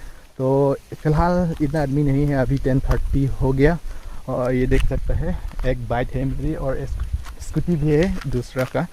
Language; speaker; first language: Hindi; non-native, local second language; Karbi